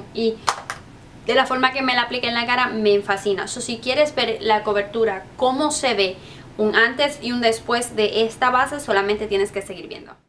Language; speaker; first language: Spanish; early bilingual, heritage; Spanish